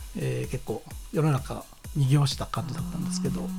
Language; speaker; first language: Japanese; native; Japanese